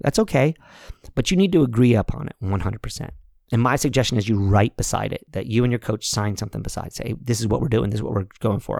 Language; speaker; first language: English; native; English